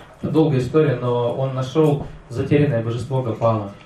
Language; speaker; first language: Russian; native; Russian